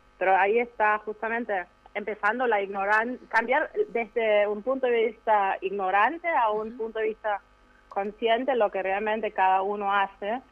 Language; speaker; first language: Spanish; non-native, fluent; German